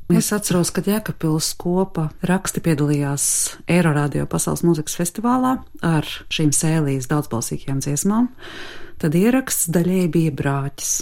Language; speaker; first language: Latvian; native; Latvian